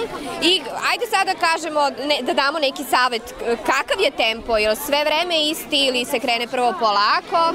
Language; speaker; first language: Serbian; native; Serbian